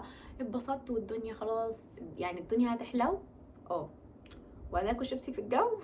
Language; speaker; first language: Arabic; native; Arabic